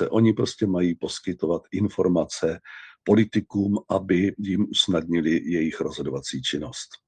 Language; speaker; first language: Czech; native; Czech